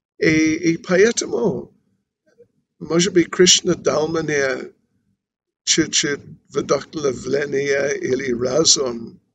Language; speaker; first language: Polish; non-native, learner; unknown